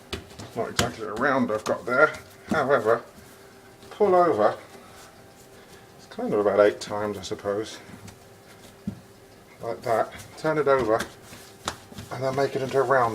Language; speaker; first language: English; native; English